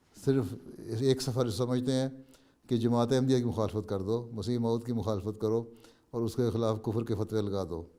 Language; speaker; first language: Urdu; native; Urdu